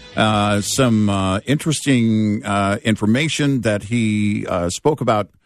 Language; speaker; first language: English; native; English